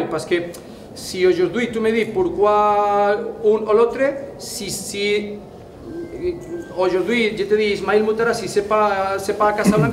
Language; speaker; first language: French; non-native, fluent; Spanish